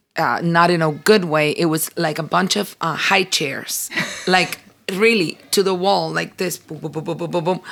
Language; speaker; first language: English; early bilingual, other home language; Spanish